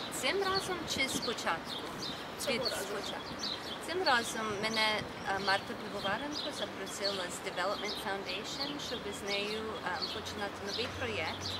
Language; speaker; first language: Ukrainian; early bilingual, heritage; Ukrainian